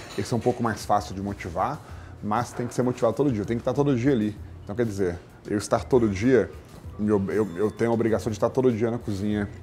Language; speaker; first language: Portuguese; native; Portuguese